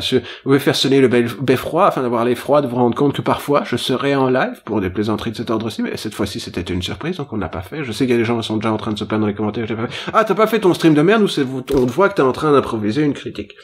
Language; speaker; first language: French; native; French